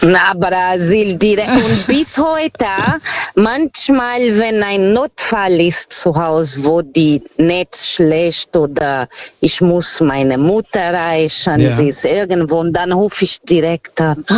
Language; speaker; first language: German; non-native, fluent; Portuguese